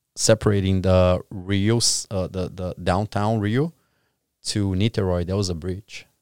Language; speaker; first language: English; non-native, fluent; Portuguese